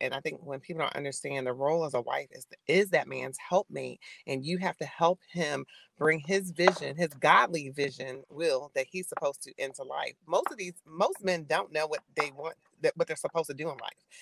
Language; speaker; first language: English; native; English